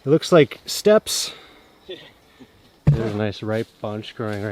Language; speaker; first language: English; native; English